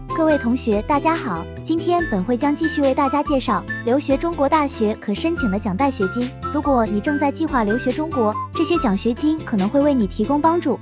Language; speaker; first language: Chinese; native; Chinese